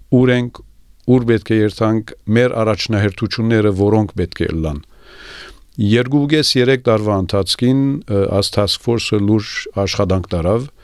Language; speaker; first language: Armenian; early bilingual, heritage; Armenian